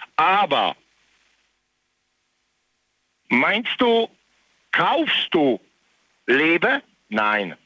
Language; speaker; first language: German; non-native, learner; Polish